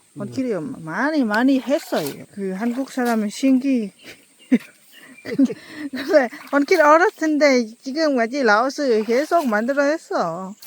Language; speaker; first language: Korean; non-native, learner; Lao